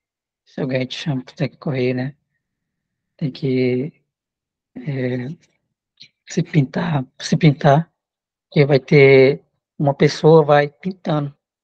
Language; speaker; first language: Portuguese; non-native, local second language; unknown